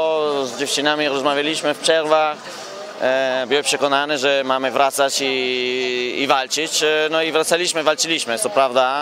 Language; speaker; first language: Polish; non-native, fluent; Italian